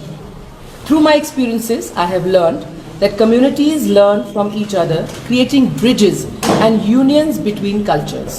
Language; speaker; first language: English; non-native, local second language; Hindi